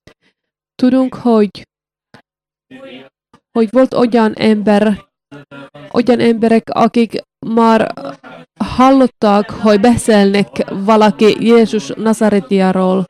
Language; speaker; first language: Hungarian; non-native, learner; Finnish